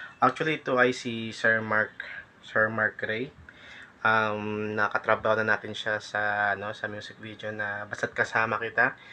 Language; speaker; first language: Filipino; native; Filipino